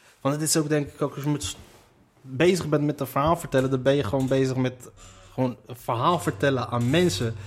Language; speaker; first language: Dutch; early bilingual, other home language; Arabic